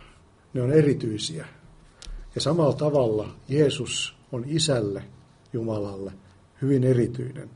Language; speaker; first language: Finnish; native; Finnish